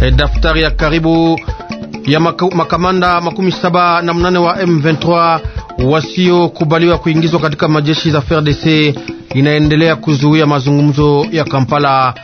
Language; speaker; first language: Swahili; native; Swahili